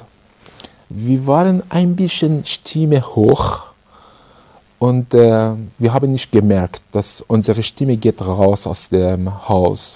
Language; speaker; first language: German; non-native, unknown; Persian